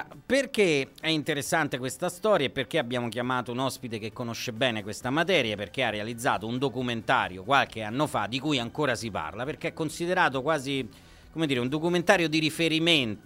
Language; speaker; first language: Italian; native; Italian